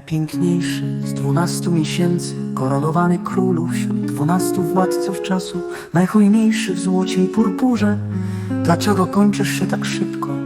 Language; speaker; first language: Polish; native; Polish